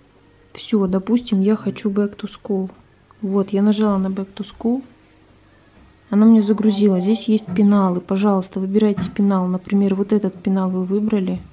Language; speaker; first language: Russian; native; Russian